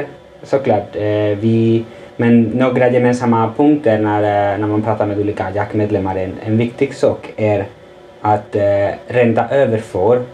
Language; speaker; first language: Swedish; non-native, fluent; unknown